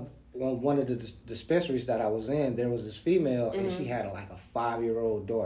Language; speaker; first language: English; native; English